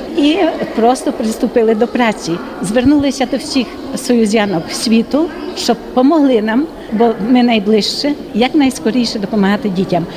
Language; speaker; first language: Ukrainian; early bilingual, heritage; Ukrainian